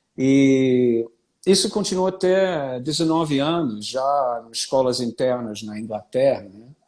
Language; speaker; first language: Portuguese; non-native, fluent; English